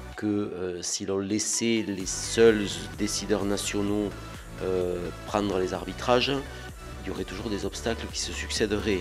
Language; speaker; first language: French; native; French